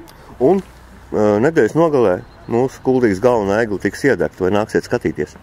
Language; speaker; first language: Latvian; native; Latvian